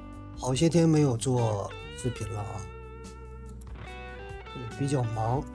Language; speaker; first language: Chinese; native; Chinese